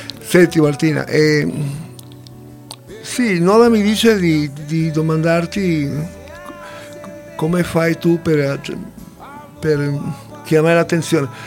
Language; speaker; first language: Italian; non-native, learner; Spanish